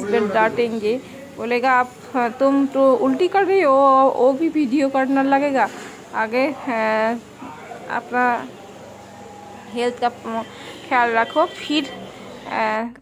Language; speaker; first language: Hindi; non-native, local second language; Bangla